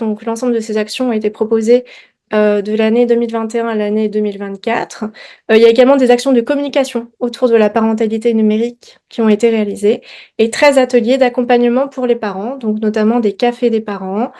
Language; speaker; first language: French; native; French